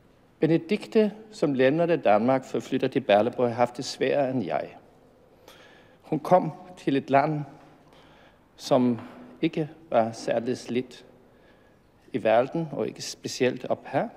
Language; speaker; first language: Danish; non-native, fluent; German